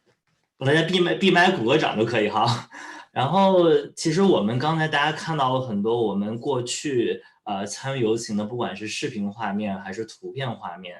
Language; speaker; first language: Chinese; native; Chinese